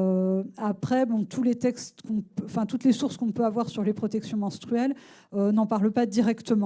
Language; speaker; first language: French; native; French